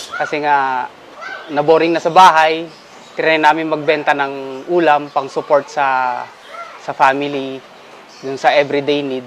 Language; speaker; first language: Filipino; non-native, local second language; Iloko